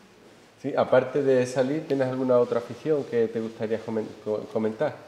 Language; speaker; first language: Spanish; native; Spanish